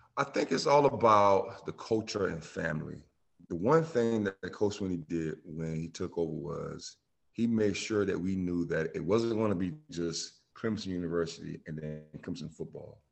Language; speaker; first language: English; native; English